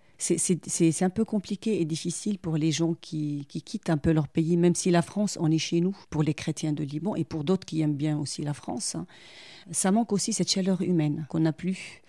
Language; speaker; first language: French; non-native, local second language; Arabic